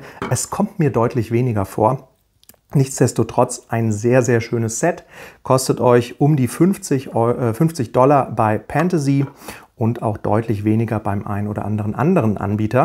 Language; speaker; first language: German; native; German